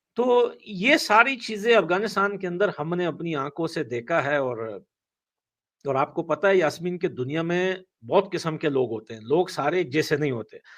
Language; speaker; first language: Hindi; non-native, fluent; Pashto